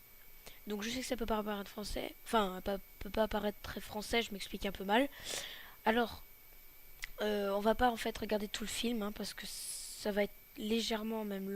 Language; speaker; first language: French; native; French